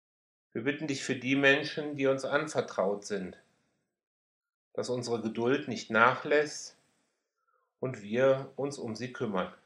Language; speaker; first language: German; native; German